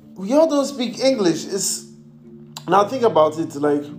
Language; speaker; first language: English; non-native, local second language; Akan